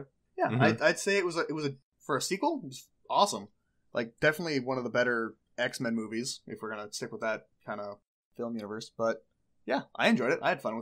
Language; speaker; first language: English; native; English